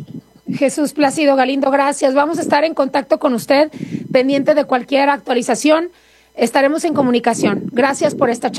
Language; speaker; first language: Spanish; native; Spanish